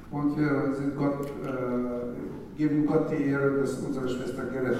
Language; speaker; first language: German; non-native, fluent; Russian